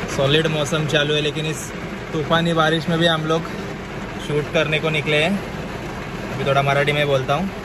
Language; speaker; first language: Hindi; non-native, local second language; Marathi